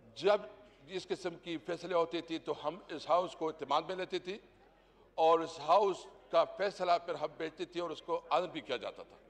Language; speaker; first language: Urdu; non-native, local second language; Pashto